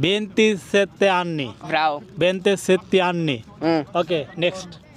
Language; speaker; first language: Italian; non-native, learner; Bangla